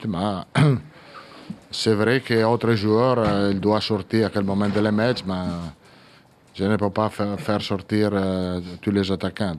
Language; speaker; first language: French; non-native, fluent; Italian